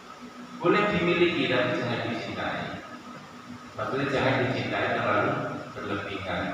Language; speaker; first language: Indonesian; non-native, local second language; Javanese